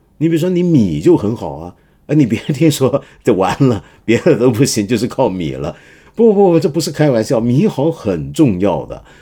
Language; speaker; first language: Chinese; non-native, local second language; Cantonese